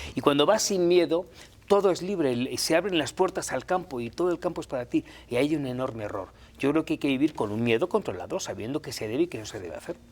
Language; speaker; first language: Spanish; native; Spanish